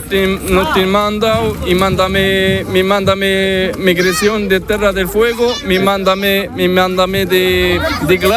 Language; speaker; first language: Spanish; non-native, learner; Arabic